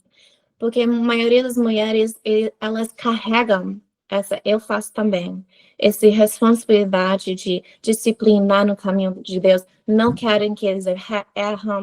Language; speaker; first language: Portuguese; non-native, fluent; English